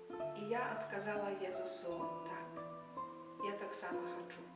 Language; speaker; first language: Polish; non-native, learner; Belarusian